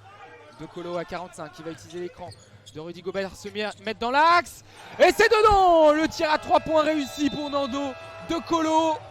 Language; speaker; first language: French; native; French